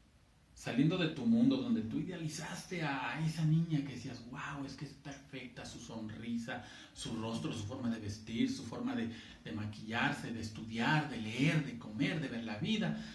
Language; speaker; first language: Spanish; native; Spanish